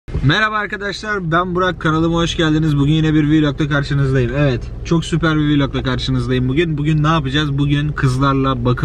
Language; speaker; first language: Turkish; native; Turkish